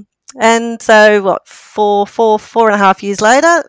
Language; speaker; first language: English; native; English